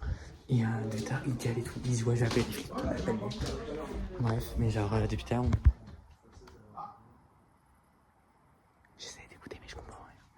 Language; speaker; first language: French; native; French